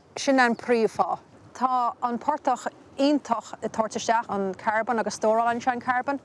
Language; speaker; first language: Irish; native; Irish